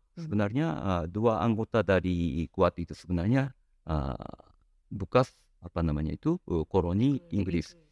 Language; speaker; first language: Indonesian; non-native, fluent; Japanese